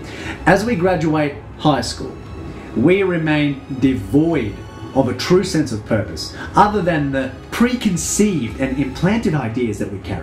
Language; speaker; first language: English; native; English